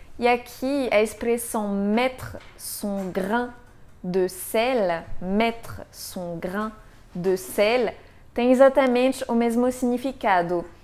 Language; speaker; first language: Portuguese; non-native, fluent; French